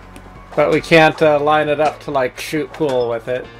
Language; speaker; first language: English; native; English